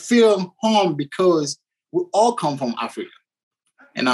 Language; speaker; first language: English; non-native, fluent; Haitian Creole